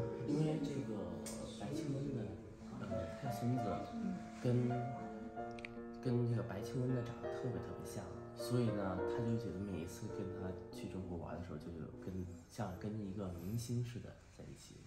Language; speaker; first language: Chinese; early bilingual, heritage; Chinese